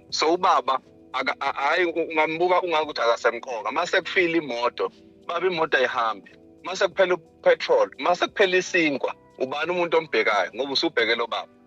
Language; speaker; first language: Zulu; native; Zulu